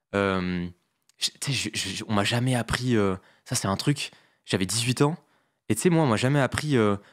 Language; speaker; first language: French; native; French